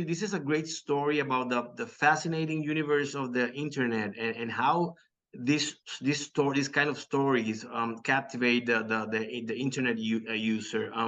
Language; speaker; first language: English; non-native, local second language; Spanish